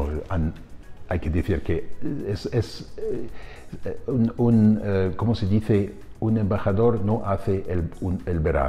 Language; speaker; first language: Spanish; non-native, fluent; German